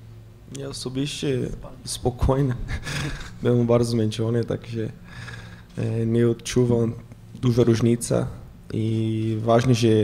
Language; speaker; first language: Polish; non-native, fluent; Portuguese